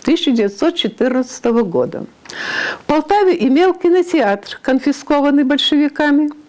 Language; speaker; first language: Russian; non-native, local second language; Ukrainian